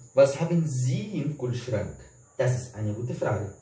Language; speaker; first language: German; non-native, fluent; Portuguese